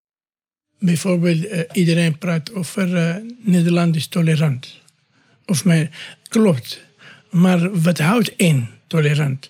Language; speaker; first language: Dutch; non-native, learner; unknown